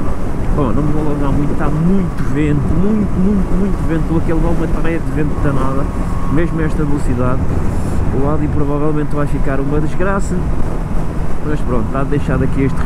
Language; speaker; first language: Portuguese; native; Portuguese